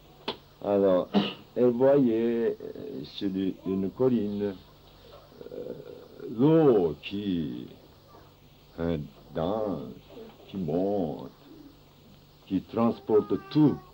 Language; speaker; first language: French; non-native, fluent; Japanese